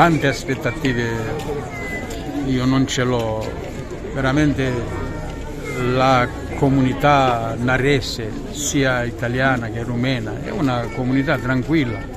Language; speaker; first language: Italian; non-native, fluent; Romanian